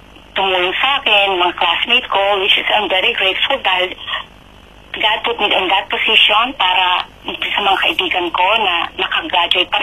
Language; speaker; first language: Filipino; native; Filipino